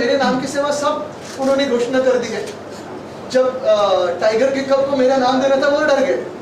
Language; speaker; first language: Hindi; non-native, local second language; Marathi